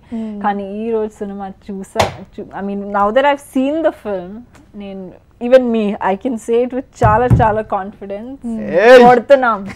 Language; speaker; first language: Telugu; non-native, learner; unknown